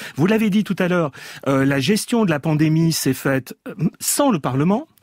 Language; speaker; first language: French; native; French